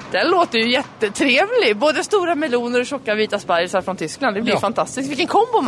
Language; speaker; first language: Swedish; native; Swedish